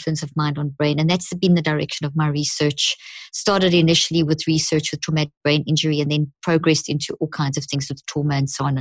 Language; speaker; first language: English; native; English